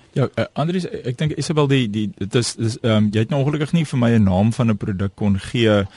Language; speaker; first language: Afrikaans; native; Afrikaans